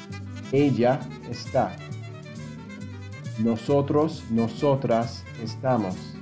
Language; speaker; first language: Spanish; non-native, fluent; English